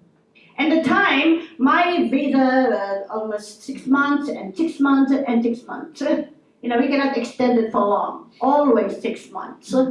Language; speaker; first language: English; non-native, local second language; Filipino